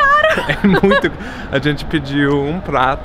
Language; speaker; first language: Portuguese; non-native, fluent; English